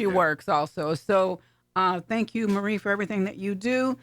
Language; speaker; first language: English; native; English